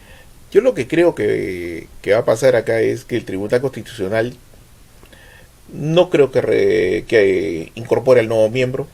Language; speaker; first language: Spanish; native; Spanish